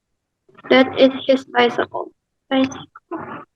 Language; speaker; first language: English; non-native, learner; Indonesian